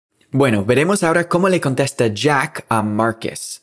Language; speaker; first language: Spanish; native; Spanish